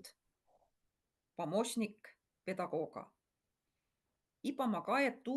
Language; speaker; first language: Russian; non-native, fluent; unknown